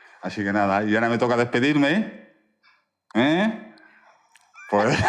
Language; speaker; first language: Spanish; early bilingual, other home language; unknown